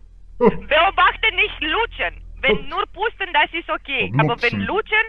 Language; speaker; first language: German; non-native, learner; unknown